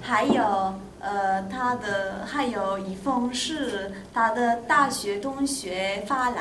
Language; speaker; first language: Chinese; non-native, learner; Italian